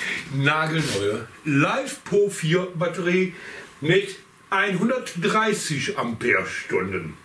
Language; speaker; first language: German; native; German